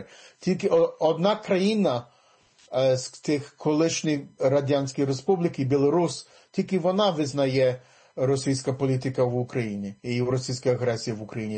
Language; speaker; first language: Ukrainian; early bilingual, heritage; English